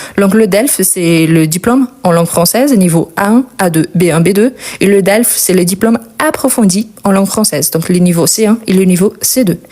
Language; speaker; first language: French; non-native, fluent; Portuguese